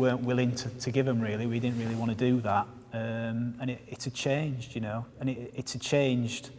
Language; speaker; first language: English; native; English